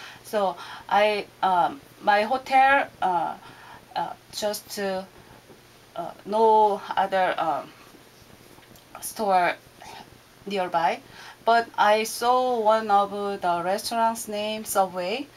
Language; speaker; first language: English; non-native, learner; Korean